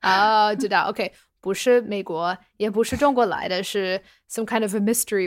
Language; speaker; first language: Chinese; non-native, fluent; English